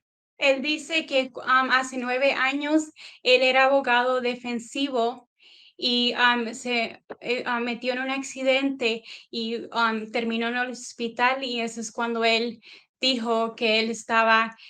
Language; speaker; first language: Spanish; early bilingual, heritage; Spanish